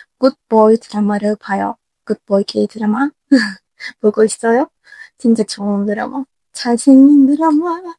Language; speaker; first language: Korean; non-native, learner; Turkish